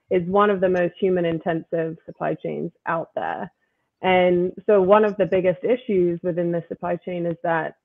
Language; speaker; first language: English; native; English